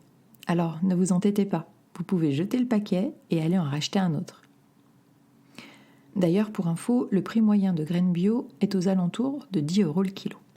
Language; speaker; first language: French; native; French